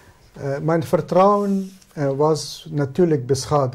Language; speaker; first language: Dutch; non-native, fluent; Persian